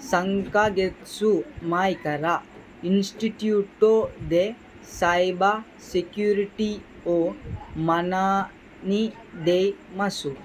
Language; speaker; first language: Japanese; non-native, learner; Telugu